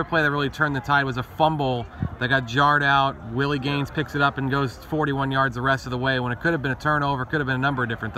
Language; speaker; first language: English; native; English